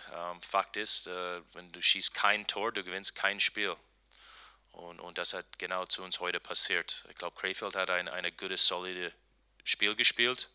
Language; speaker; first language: German; non-native, learner; English